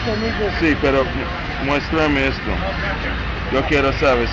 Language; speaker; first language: Spanish; non-native, learner; English